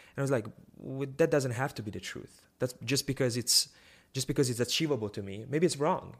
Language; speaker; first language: English; non-native, fluent; Italian